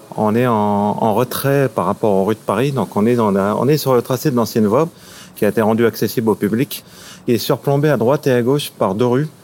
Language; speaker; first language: French; native; French